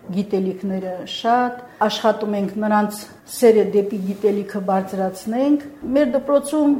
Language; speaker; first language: Armenian; native; Armenian